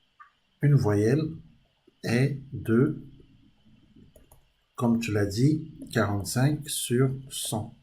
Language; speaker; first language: French; native; French